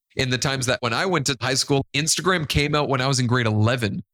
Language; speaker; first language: English; non-native, fluent; Spanish